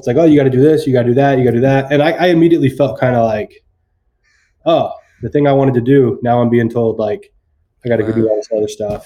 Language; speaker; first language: English; native; English